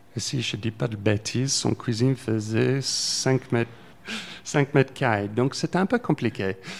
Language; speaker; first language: French; non-native, fluent; English